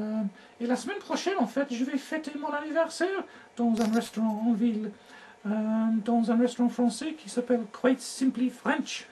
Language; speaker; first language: French; non-native, learner; English